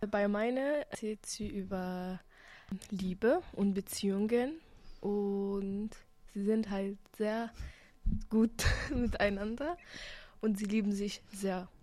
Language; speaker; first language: German; early bilingual, other home language; Arabic